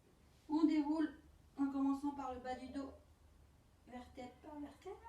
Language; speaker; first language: French; native; French